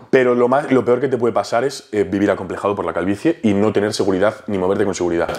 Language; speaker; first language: Spanish; native; Spanish